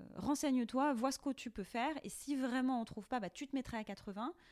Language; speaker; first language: French; native; French